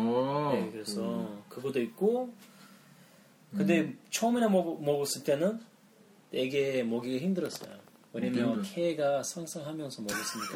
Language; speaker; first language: Korean; non-native, fluent; English